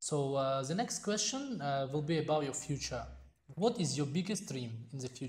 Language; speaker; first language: English; non-native, fluent; Tajik